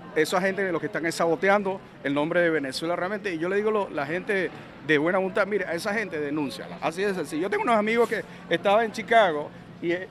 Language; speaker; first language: Spanish; native; Spanish